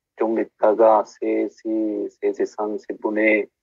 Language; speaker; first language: Korean; non-native, learner; Sinhala